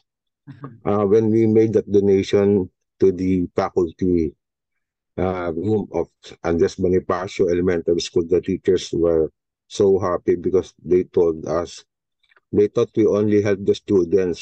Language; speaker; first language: English; non-native, local second language; Filipino